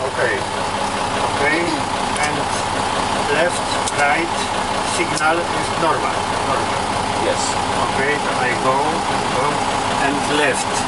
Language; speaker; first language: English; non-native, learner; Polish